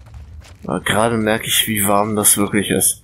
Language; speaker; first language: German; native; German